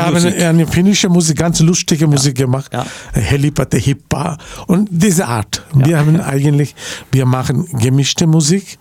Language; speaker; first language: German; non-native, learner; Bangla